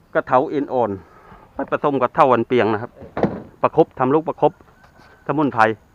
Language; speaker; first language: Thai; non-native, local second language; Northeastern Thai